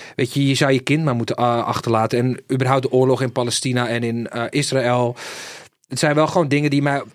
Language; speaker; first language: Dutch; early bilingual, other home language; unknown